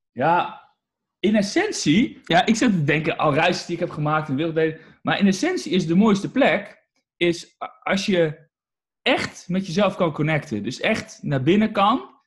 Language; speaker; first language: Dutch; native; Dutch